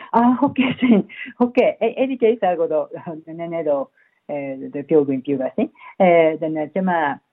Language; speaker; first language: Burmese; non-native, fluent; Japanese